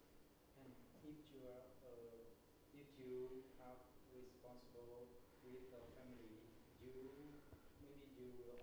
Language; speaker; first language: English; non-native, learner; Vietnamese